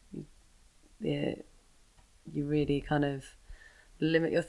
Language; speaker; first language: English; native; English